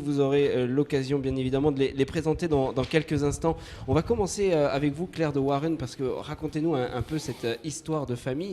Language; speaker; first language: French; native; French